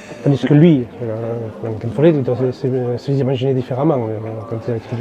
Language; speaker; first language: French; native; French